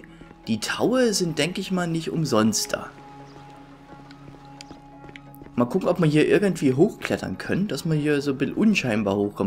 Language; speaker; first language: German; native; German